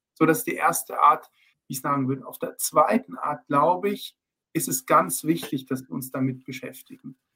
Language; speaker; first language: German; early bilingual, heritage; German